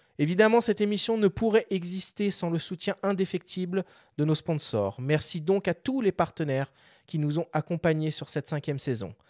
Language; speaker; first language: French; native; French